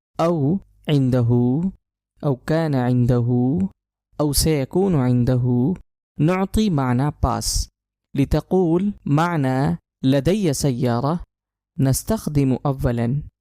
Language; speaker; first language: Arabic; non-native, fluent; Urdu